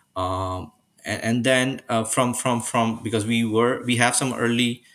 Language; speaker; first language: English; non-native, local second language; Urdu